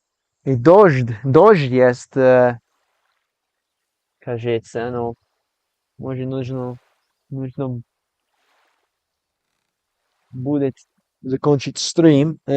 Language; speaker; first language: Russian; non-native, learner; English